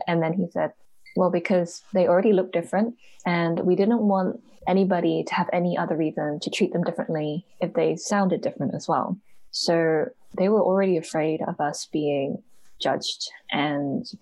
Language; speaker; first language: English; native; English